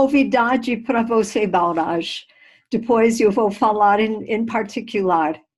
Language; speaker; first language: Portuguese; non-native, fluent; English